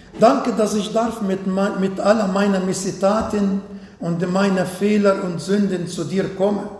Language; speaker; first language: German; non-native, fluent; Arabic